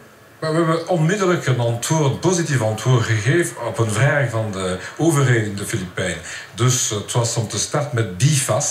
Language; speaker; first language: Dutch; non-native, local second language; French